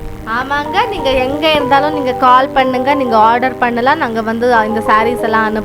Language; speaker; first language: Tamil; native; Tamil